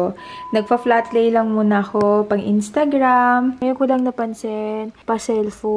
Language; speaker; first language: Filipino; native; Filipino